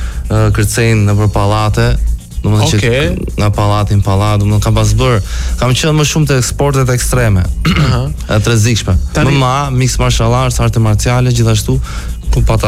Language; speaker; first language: Albanian; native; Albanian